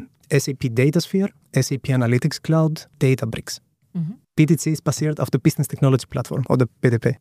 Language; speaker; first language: German; non-native, fluent; Greek